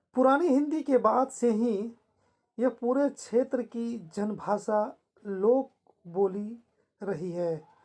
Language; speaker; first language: Hindi; native; Hindi